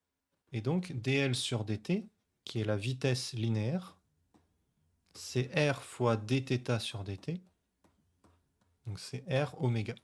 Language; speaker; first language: French; native; French